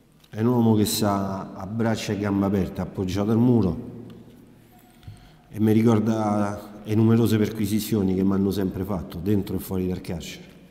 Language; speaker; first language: Italian; native; Italian